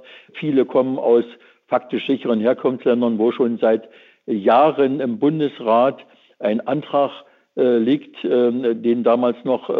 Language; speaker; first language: German; native; German